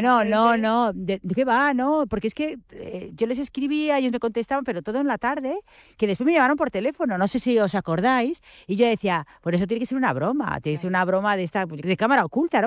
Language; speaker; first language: Spanish; native; Spanish